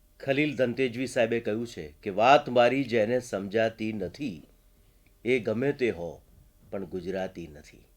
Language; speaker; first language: Gujarati; native; Gujarati